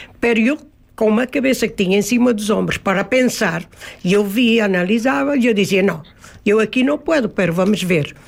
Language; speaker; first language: Portuguese; native; Portuguese